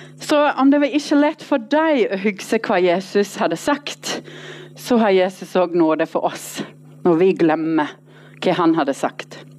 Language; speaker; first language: Norwegian; non-native, fluent; English